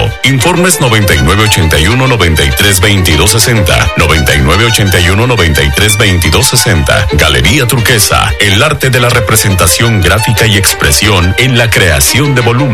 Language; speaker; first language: Spanish; native; Spanish